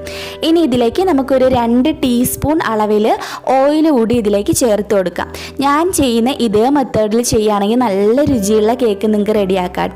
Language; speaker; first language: Malayalam; native; Malayalam